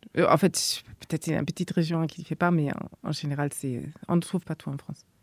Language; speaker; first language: French; non-native, fluent; German